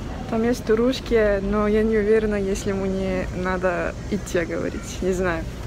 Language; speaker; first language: Russian; non-native, learner; Turkish